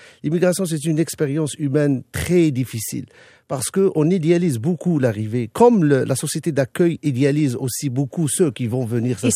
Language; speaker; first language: French; non-native, local second language; Arabic